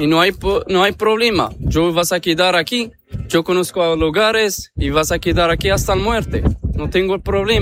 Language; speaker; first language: Spanish; non-native, learner; Arabic